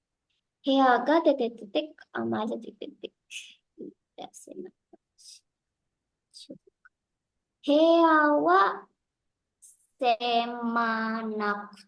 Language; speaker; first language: Japanese; non-native, learner; Indonesian